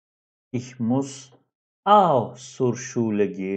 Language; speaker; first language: German; non-native, fluent; Turkish